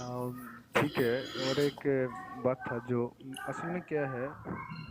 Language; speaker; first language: Hindi; non-native, learner; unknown